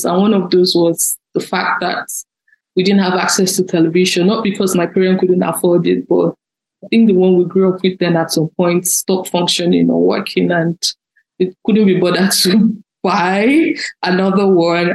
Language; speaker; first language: English; non-native, local second language; Yoruba